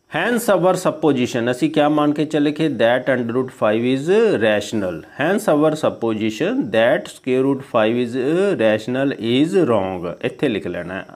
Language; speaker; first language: Hindi; non-native, local second language; Punjabi